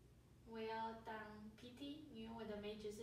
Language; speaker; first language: Chinese; early bilingual, heritage; Chinese